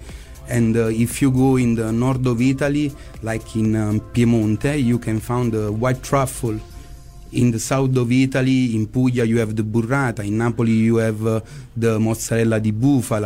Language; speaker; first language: English; non-native, fluent; Italian